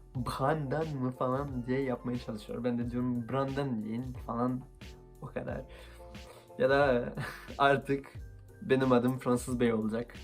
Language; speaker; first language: Turkish; early bilingual, heritage; Turkish